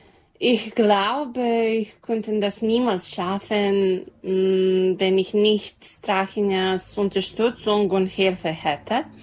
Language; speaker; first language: German; non-native, learner; Serbian